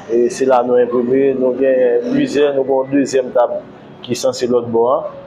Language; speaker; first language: Haitian Creole; native; Haitian Creole